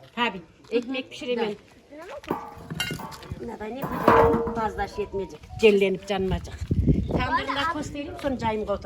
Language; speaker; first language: Turkish; native; Turkish